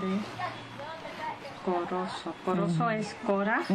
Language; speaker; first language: Spanish; non-native, fluent; French